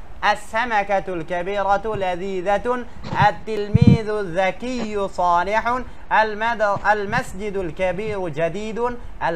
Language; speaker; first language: Arabic; non-native, fluent; Bangla